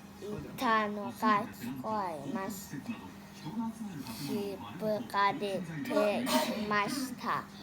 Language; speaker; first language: Japanese; non-native, learner; Thai